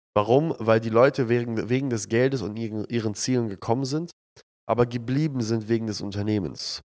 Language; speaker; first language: German; early bilingual, other home language; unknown